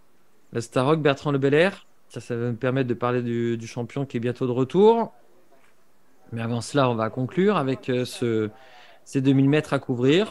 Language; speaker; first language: French; native; French